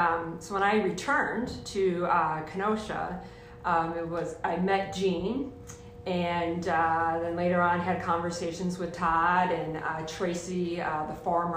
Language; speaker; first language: English; native; English